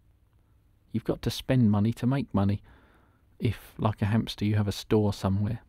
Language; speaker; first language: English; native; English